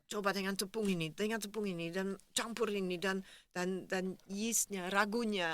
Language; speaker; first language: Indonesian; non-native, fluent; Dutch